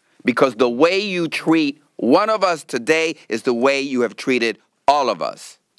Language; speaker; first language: English; early bilingual, other home language; Spanish